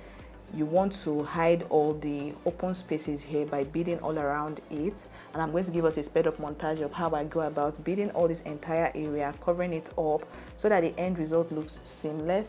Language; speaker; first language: English; native; English